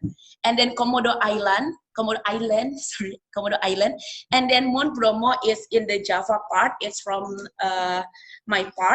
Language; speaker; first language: English; non-native, learner; Indonesian